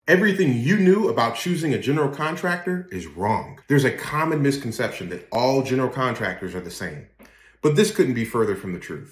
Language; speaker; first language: English; native; English